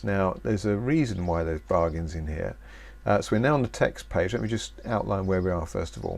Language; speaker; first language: English; native; English